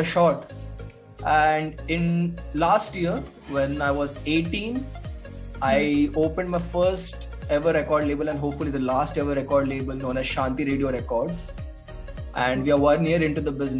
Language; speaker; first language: English; non-native, local second language; Hindi